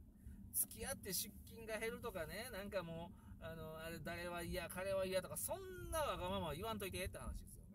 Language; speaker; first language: Japanese; native; Japanese